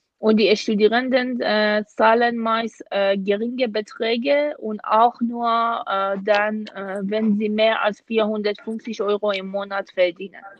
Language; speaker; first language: German; non-native, fluent; Persian